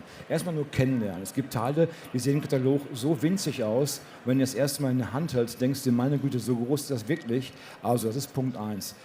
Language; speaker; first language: German; native; German